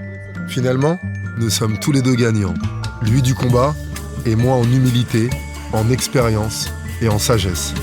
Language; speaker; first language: French; native; French